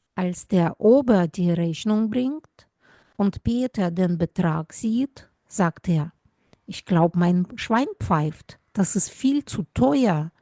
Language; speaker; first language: German; non-native, fluent; Russian